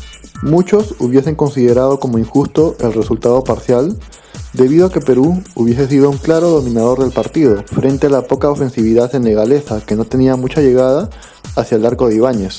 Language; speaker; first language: Spanish; native; Spanish